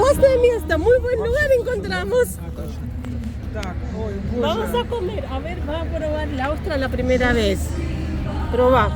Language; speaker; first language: Spanish; non-native, fluent; Russian